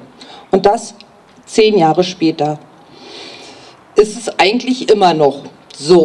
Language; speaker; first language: German; native; German